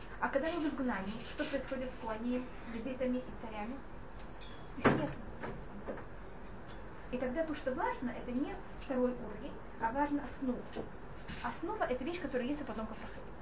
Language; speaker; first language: Russian; non-native, fluent; Hebrew